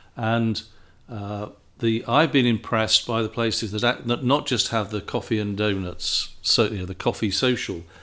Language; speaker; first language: English; native; English